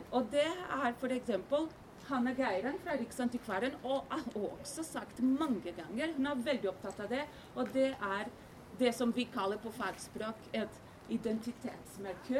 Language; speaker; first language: Norwegian; non-native, fluent; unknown